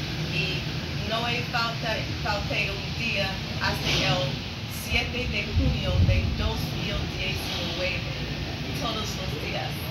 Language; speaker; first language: Spanish; non-native, learner; English